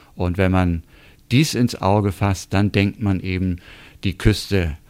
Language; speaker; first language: German; native; German